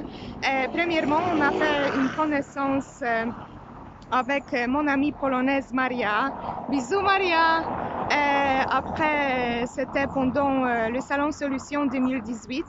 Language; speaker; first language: French; non-native, fluent; Polish